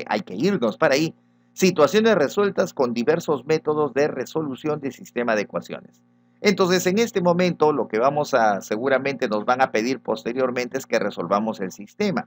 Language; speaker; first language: Spanish; native; Spanish